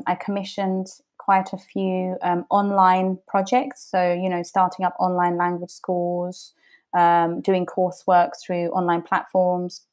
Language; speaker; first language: English; early bilingual, other home language; Bosnian